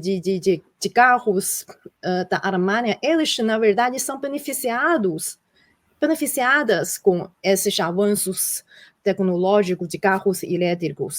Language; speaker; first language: Portuguese; non-native, fluent; Chinese